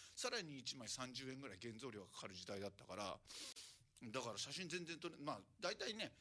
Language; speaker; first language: Japanese; native; Japanese